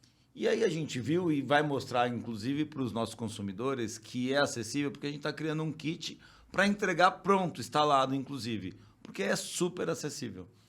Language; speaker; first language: Portuguese; native; Portuguese